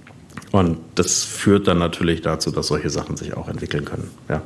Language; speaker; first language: German; native; German